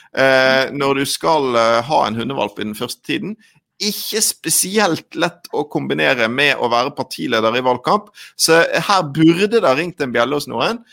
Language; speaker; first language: Norwegian; native; Norwegian